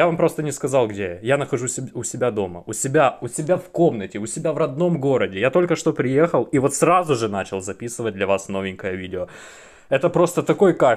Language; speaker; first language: Russian; native; Russian